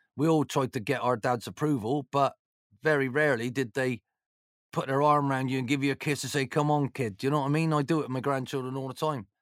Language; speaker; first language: English; native; English